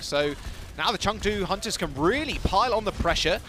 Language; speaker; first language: English; native; English